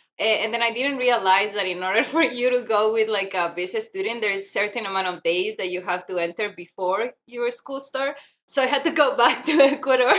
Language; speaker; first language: English; non-native, fluent; Spanish